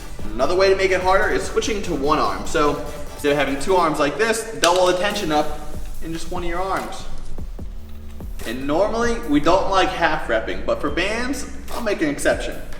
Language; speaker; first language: English; native; English